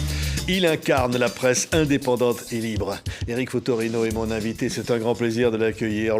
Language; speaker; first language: French; native; French